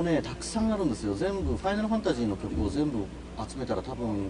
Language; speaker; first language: Japanese; native; Japanese